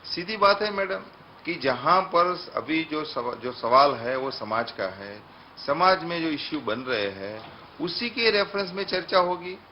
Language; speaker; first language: Hindi; non-native, local second language; Gujarati